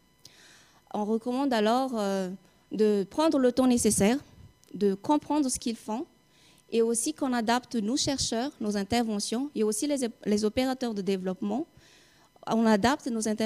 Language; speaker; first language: French; non-native, local second language; Malagasy